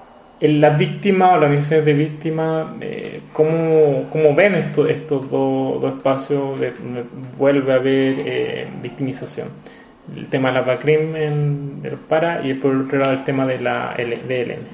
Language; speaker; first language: Spanish; native; Spanish